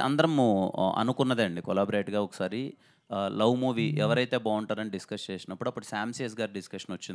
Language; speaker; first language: Telugu; native; Telugu